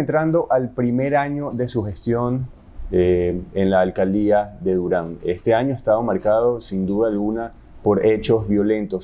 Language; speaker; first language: Spanish; native; Spanish